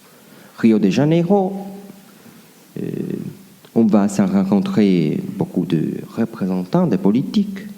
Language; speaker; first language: French; non-native, fluent; Italian